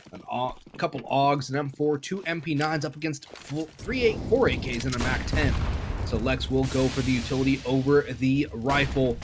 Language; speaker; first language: English; native; English